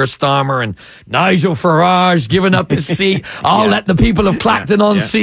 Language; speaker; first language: English; native; English